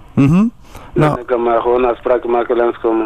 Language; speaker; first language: Dutch; non-native, learner; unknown